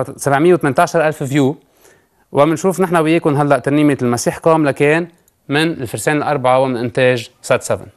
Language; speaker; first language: Arabic; native; Arabic